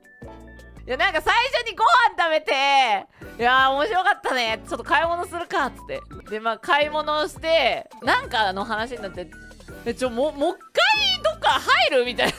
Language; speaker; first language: Japanese; native; Japanese